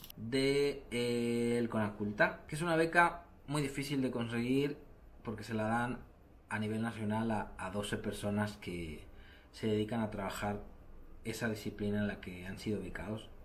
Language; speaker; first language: Spanish; native; Spanish